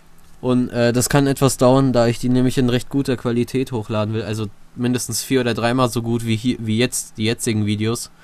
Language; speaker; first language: German; native; German